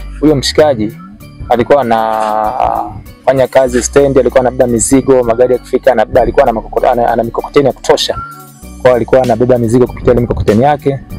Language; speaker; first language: Swahili; non-native, local second language; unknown